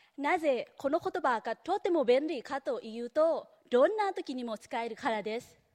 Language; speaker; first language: Japanese; non-native, fluent; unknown